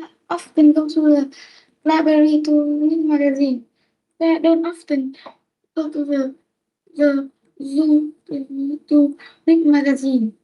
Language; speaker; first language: English; non-native, learner; Vietnamese